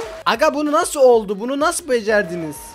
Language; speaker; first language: Turkish; native; Turkish